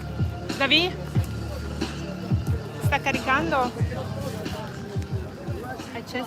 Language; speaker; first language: Italian; native; Italian